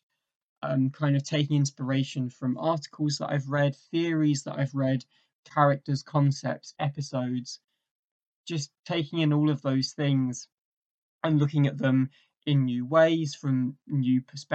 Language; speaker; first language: English; native; English